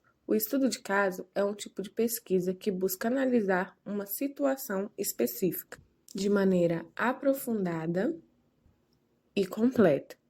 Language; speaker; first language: Portuguese; native; Portuguese